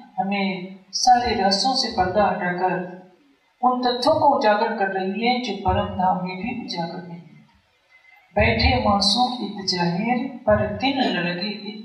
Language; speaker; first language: Hindi; native; Hindi